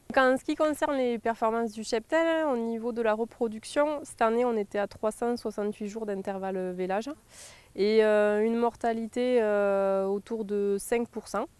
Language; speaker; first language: French; native; French